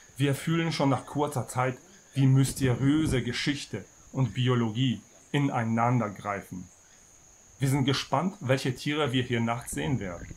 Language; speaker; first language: German; native; German